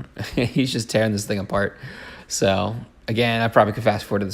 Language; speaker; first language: English; native; English